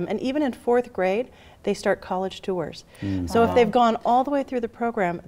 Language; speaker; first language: English; native; English